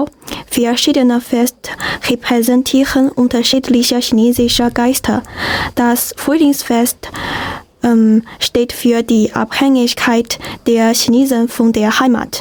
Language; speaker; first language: German; non-native, learner; Chinese